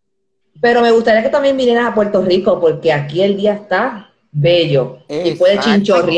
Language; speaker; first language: Spanish; native; Spanish